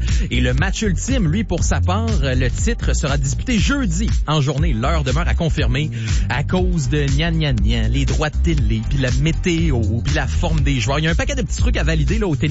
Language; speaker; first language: French; native; French